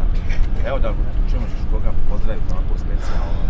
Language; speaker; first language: Bosnian; native; Bosnian